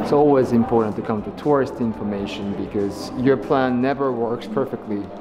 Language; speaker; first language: English; non-native, fluent; Japanese